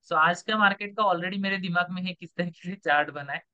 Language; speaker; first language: Hindi; non-native, local second language; Marathi